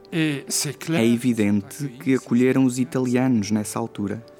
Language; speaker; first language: Portuguese; non-native, fluent; Luxembourgish